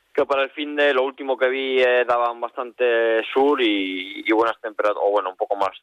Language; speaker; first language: Spanish; native; Spanish